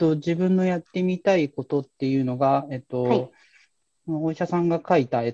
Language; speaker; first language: Japanese; native; Japanese